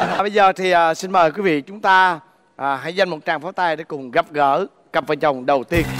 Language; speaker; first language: Vietnamese; native; Vietnamese